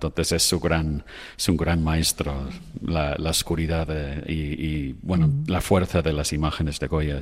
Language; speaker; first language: Spanish; non-native, fluent; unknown